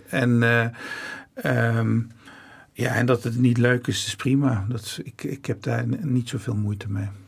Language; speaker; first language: Dutch; early bilingual, other home language; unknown